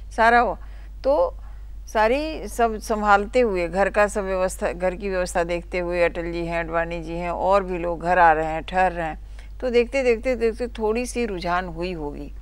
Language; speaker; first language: Hindi; native; Hindi